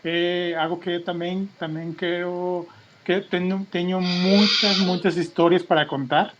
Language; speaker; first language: Portuguese; non-native, fluent; Spanish